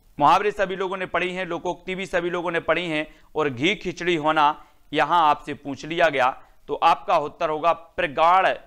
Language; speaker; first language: Hindi; native; Hindi